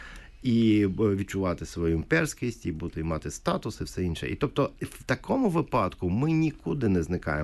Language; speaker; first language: Ukrainian; native; Ukrainian